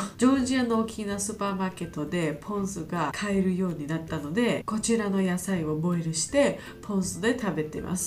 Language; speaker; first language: Japanese; non-native, learner; Georgian